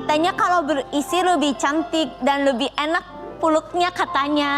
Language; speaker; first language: Indonesian; non-native, fluent; Japanese